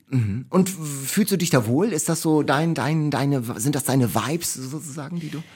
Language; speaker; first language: German; native; German